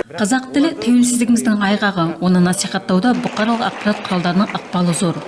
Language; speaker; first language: Kazakh; native; Kazakh